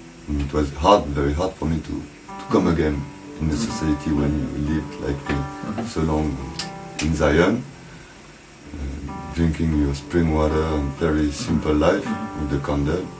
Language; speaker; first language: English; non-native, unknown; French